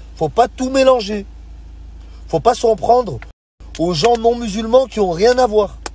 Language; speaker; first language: French; early bilingual, other home language; Arabic